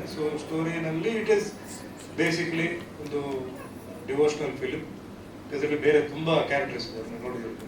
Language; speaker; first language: Kannada; non-native, fluent; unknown